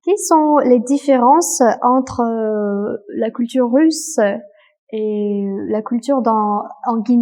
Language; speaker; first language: French; non-native, fluent; Russian